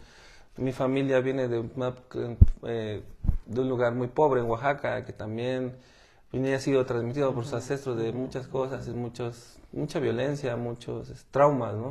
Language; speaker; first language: Spanish; native; Spanish